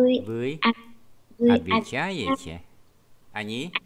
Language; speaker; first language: Russian; non-native, fluent; Vietnamese